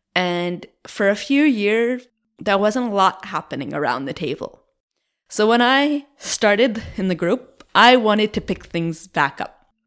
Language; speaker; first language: English; native; English